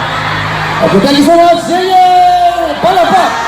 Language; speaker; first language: English; non-native, learner; Korean